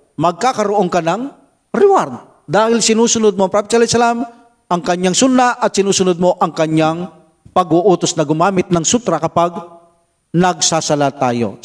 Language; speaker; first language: Filipino; non-native, local second language; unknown